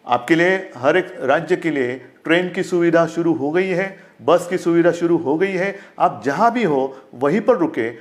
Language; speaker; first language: Hindi; non-native, local second language; Marathi